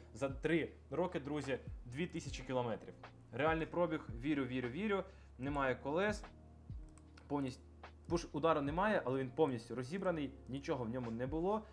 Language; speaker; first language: Ukrainian; non-native, local second language; Russian